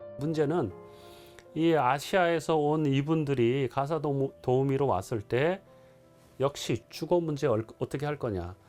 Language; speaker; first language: Korean; native; Korean